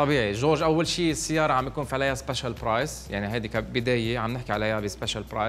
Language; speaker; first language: Arabic; native; Arabic